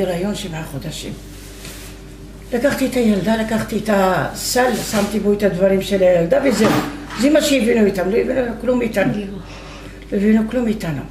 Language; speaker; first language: Hebrew; non-native, fluent; Arabic